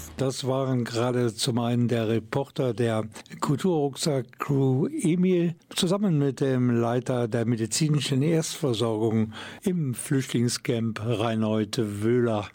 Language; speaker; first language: German; native; German